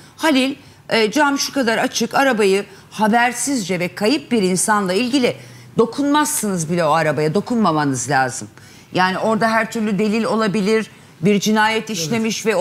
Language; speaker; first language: Turkish; native; Turkish